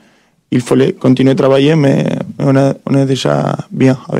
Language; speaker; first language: French; non-native, fluent; Spanish